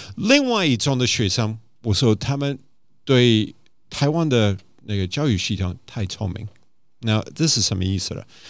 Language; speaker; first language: Chinese; non-native, fluent; English